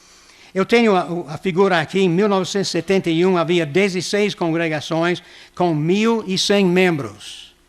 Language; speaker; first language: Portuguese; non-native, fluent; English